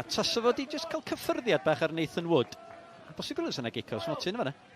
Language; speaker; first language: Welsh; native; Welsh